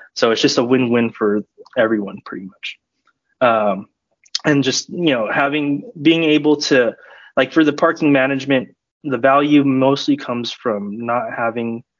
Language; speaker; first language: English; native; English